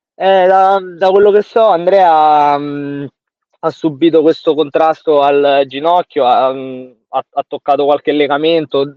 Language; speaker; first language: Italian; native; Italian